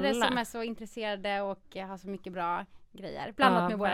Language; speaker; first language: Swedish; native; Swedish